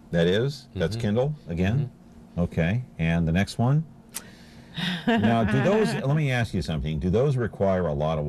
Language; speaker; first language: English; native; English